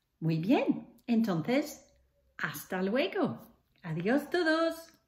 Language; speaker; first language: Spanish; non-native, fluent; English